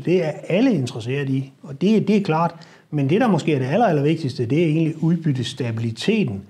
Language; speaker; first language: Danish; native; Danish